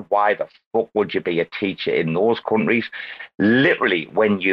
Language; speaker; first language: English; native; English